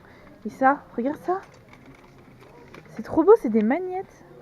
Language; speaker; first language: French; native; French